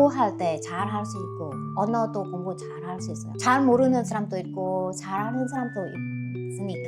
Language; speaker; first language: Korean; non-native, learner; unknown